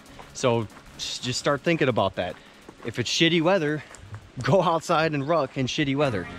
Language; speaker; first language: English; native; English